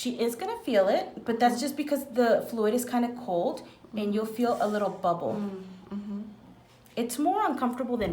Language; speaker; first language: English; native; English